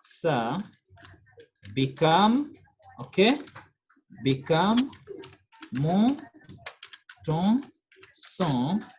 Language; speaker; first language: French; non-native, fluent; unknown